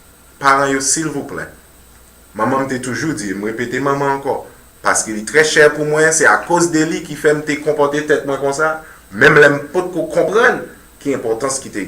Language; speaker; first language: Haitian Creole; early bilingual, heritage; Haitian Creole